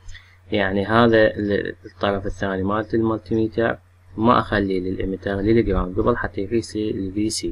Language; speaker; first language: Arabic; native; Arabic